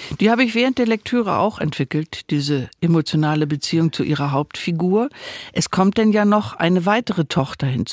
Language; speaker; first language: German; native; German